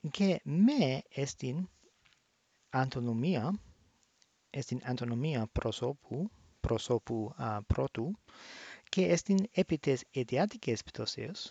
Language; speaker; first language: Greek; non-native, learner; English